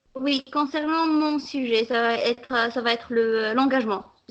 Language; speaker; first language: French; non-native, local second language; Arabic